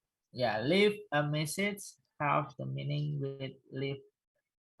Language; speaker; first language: English; non-native, fluent; Indonesian